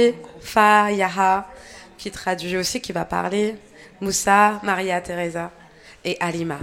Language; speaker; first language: French; native; French